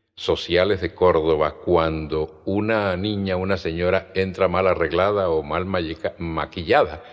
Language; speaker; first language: Spanish; native; Spanish